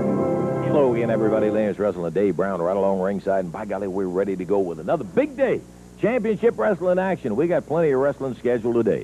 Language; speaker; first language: English; native; English